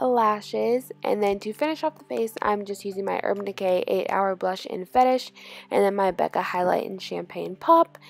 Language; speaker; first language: English; native; English